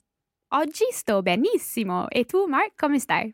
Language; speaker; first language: Italian; non-native, learner; English